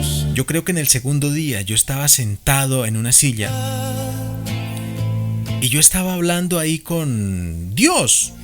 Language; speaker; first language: Spanish; native; Spanish